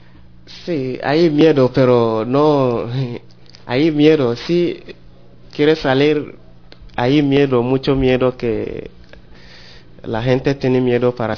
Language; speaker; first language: Spanish; non-native, learner; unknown